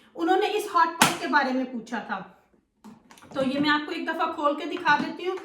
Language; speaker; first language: Hindi; native; Hindi